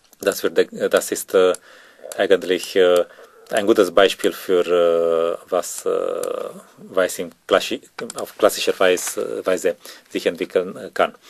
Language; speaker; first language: German; non-native, learner; Romanian